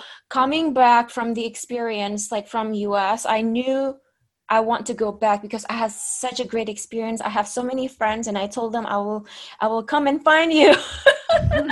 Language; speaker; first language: English; non-native, fluent; Indonesian